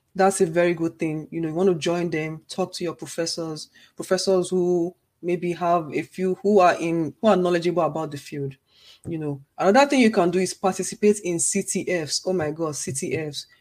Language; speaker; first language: English; non-native, local second language; Igbo